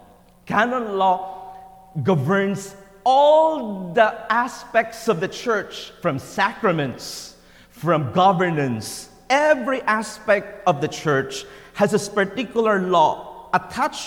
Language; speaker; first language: English; non-native, local second language; Filipino